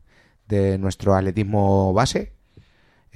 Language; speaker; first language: Spanish; native; Spanish